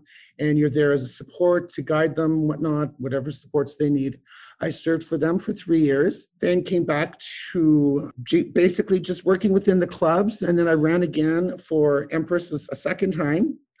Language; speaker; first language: English; native; English